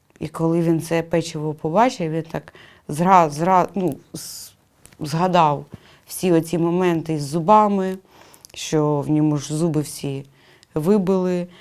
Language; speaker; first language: Ukrainian; native; Ukrainian